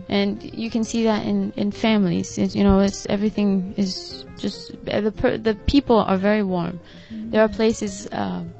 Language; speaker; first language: English; non-native, fluent; Portuguese